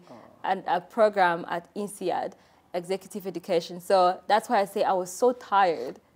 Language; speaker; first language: English; non-native, local second language; Kinyarwanda